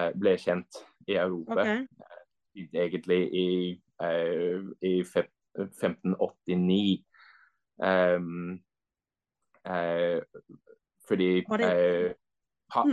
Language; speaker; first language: Norwegian; non-native, fluent; English